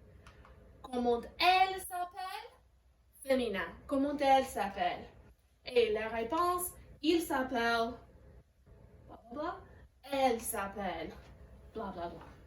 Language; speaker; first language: French; non-native, fluent; English